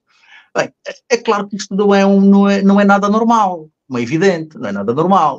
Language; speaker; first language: Portuguese; native; Portuguese